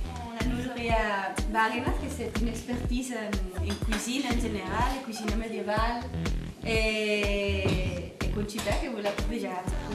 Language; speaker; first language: French; non-native, learner; Catalan